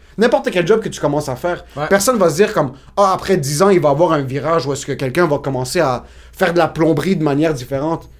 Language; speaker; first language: French; early bilingual, other home language; Spanish